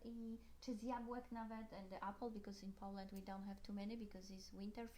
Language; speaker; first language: English; non-native, learner; Polish